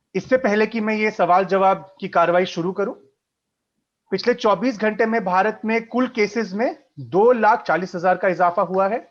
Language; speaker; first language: Hindi; native; Hindi